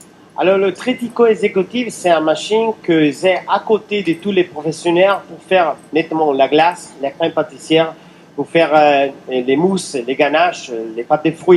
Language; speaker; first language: French; non-native, fluent; Italian